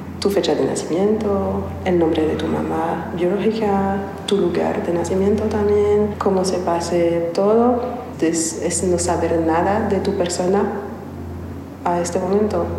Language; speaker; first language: Spanish; non-native, learner; French